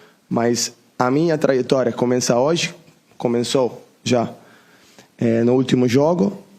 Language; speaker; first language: Portuguese; non-native, learner; Italian